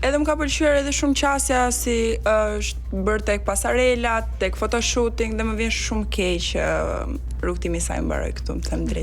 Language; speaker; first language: Albanian; native; Albanian